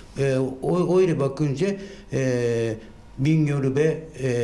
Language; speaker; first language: Turkish; non-native, fluent; Japanese